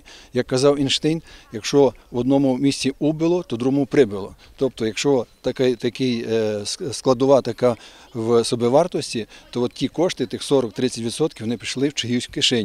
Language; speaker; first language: Ukrainian; native; Ukrainian